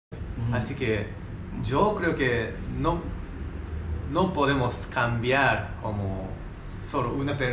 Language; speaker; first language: Spanish; non-native, learner; Japanese